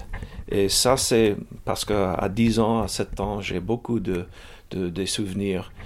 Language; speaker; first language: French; early bilingual, heritage; English